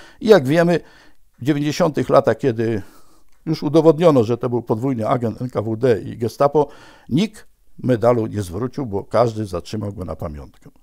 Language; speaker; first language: Polish; native; Polish